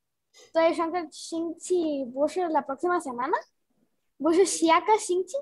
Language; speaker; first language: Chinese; non-native, learner; Spanish